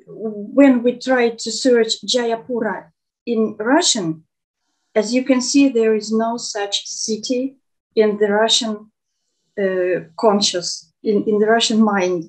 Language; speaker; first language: English; non-native, fluent; Russian